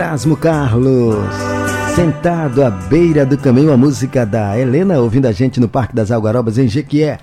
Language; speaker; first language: Portuguese; native; Portuguese